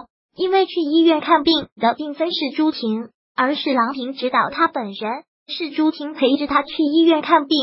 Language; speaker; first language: Chinese; native; Chinese